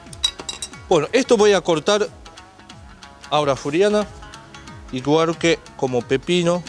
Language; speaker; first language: Spanish; non-native, learner; Japanese